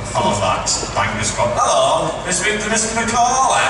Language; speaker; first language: English; native; English